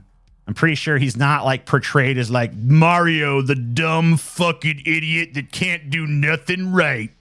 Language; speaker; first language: English; native; English